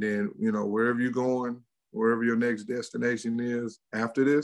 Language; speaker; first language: English; native; English